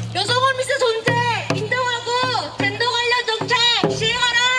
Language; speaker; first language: Korean; native; Korean